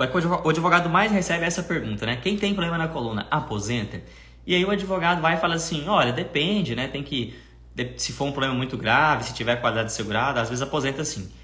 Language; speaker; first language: Portuguese; native; Portuguese